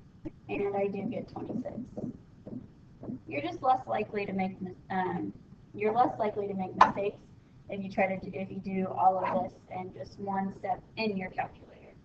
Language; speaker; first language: English; native; English